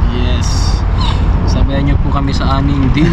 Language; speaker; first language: Filipino; native; Filipino